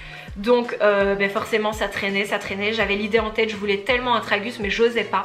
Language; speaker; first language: French; native; French